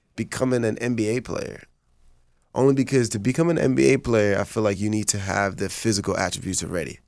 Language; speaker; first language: English; non-native, fluent; Haitian Creole